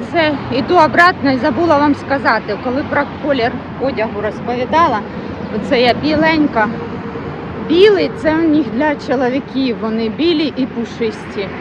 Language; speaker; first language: Ukrainian; non-native, local second language; Russian